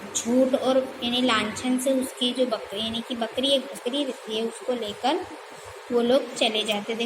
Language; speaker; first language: Hindi; non-native, local second language; Gujarati